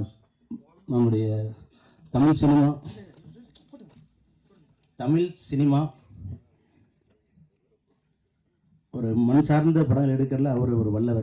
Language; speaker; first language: Tamil; native; Tamil